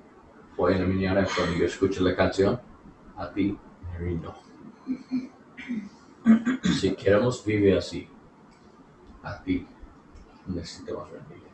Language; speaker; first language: Spanish; non-native, learner; English